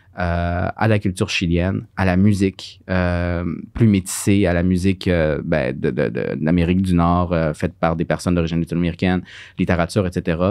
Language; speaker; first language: French; early bilingual, other home language; Spanish